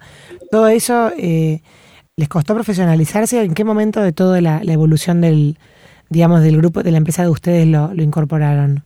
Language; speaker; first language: Spanish; native; Spanish